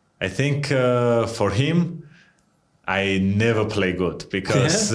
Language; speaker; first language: English; non-native, fluent; Georgian